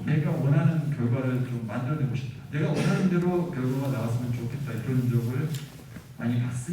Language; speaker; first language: Korean; native; Korean